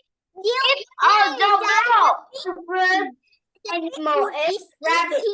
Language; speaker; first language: English; non-native, learner; Vietnamese